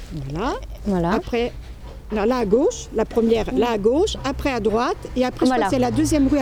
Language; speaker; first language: French; native; French